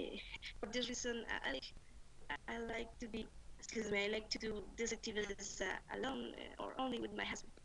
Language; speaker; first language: English; non-native, learner; Spanish